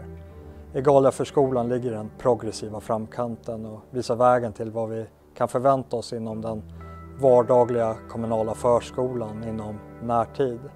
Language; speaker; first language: Swedish; native; Swedish